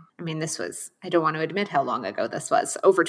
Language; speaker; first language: English; native; English